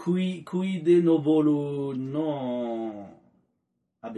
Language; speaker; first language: Japanese; non-native, learner; French